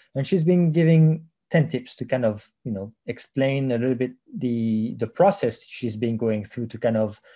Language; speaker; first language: English; non-native, fluent; French